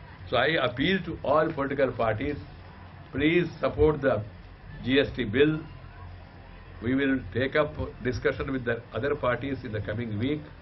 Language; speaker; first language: English; non-native, local second language; Telugu